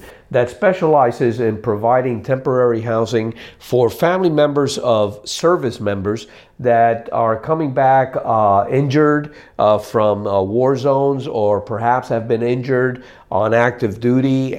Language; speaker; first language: English; native; English